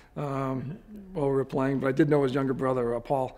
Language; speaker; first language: English; native; English